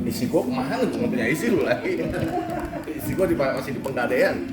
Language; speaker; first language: Indonesian; native; Indonesian